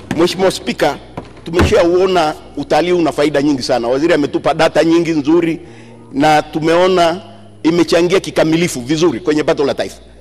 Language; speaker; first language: Swahili; native; Swahili